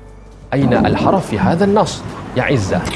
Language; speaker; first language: Arabic; non-native, fluent; Malay